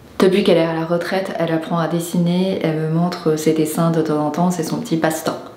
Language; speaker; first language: French; non-native, fluent; Chinese